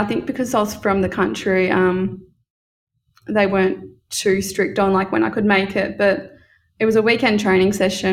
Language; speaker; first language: English; native; English